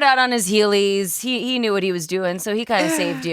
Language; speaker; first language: English; native; English